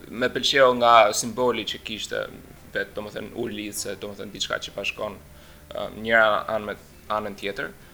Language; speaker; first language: Albanian; early bilingual, heritage; Albanian